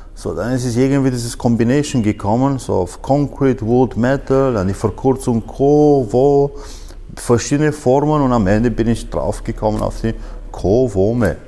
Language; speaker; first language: German; non-native, fluent; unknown